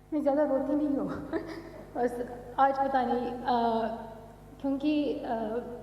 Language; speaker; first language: Hindi; non-native, local second language; Pashto